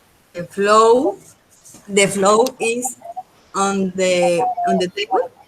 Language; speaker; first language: English; non-native, learner; Spanish